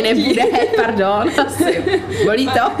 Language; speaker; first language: Czech; native; Czech